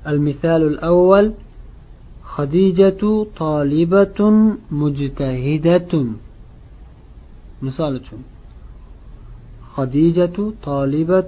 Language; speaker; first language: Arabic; non-native, fluent; Uzbek